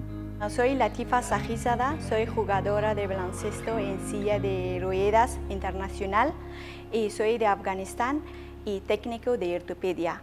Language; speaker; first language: Spanish; non-native, learner; Persian